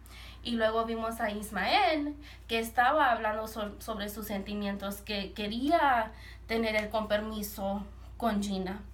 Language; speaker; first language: Spanish; early bilingual, heritage; Spanish